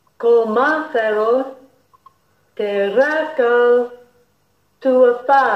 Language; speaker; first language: Māori; non-native, learner; English